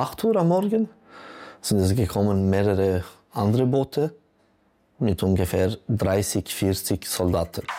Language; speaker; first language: German; non-native, local second language; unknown